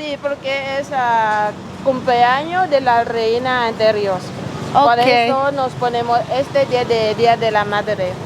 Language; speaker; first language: Spanish; non-native, learner; Thai